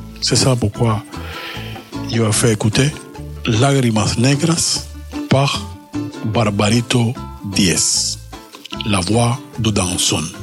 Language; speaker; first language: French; non-native, learner; Spanish